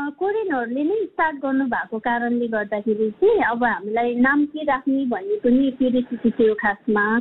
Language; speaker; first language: Nepali; non-native, local second language; Sherpa